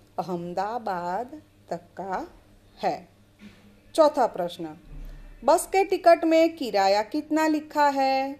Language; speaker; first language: Hindi; non-native, local second language; Gujarati